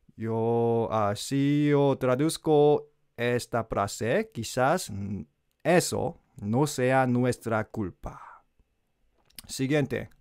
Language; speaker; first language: Spanish; non-native, learner; Korean